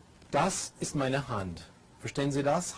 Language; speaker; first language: German; non-native, fluent; English